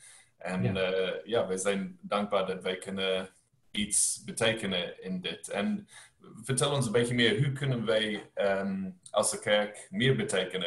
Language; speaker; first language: Dutch; non-native, learner; English